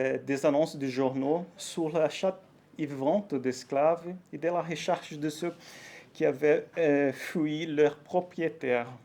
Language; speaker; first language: French; non-native, fluent; Portuguese